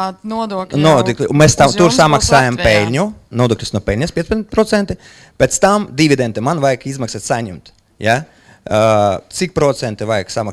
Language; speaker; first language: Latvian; non-native, local second language; Russian